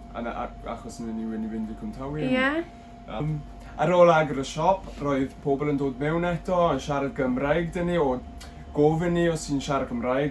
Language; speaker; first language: Welsh; non-native, local second language; English